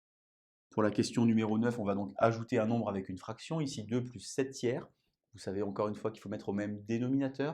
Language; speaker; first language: French; native; French